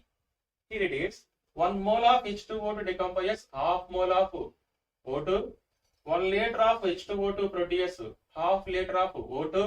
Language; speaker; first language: English; non-native, local second language; Telugu